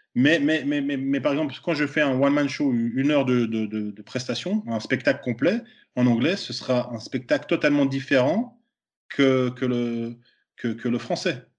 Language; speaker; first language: French; native; French